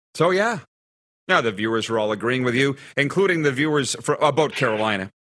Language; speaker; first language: English; native; English